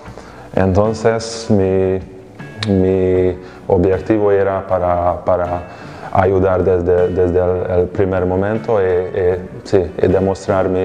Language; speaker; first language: Spanish; non-native, fluent; Hungarian